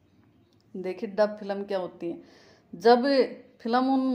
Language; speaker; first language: Hindi; native; Hindi